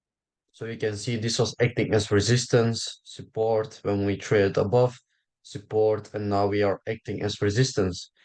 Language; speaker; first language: English; non-native, fluent; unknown